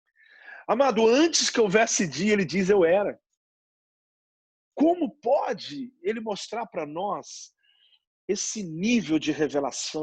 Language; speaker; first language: Portuguese; native; Portuguese